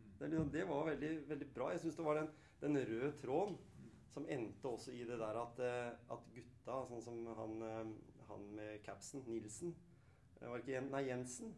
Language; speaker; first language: Norwegian; native; Norwegian